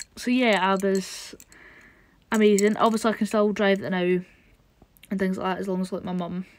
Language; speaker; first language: English; native; English